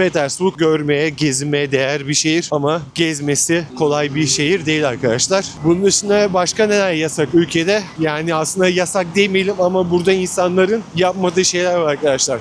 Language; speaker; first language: Turkish; native; Turkish